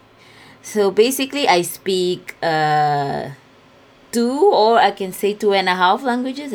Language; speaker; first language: English; non-native, fluent; Portuguese